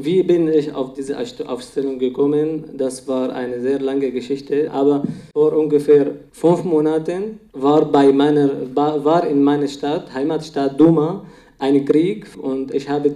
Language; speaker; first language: German; non-native, fluent; Arabic